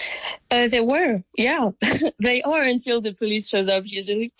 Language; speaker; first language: English; non-native, fluent; French